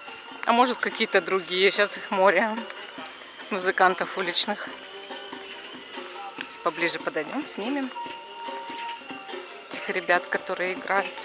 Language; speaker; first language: Russian; native; Russian